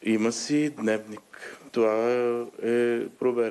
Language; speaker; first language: Bulgarian; native; Bulgarian